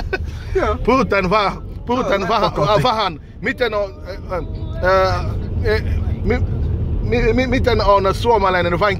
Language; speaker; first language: Finnish; non-native, learner; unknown